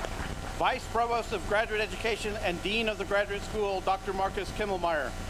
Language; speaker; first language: English; native; English